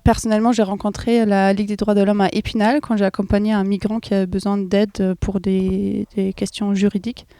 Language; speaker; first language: French; non-native, fluent; German